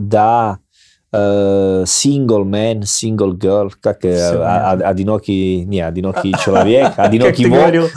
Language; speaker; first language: Russian; non-native, learner; Italian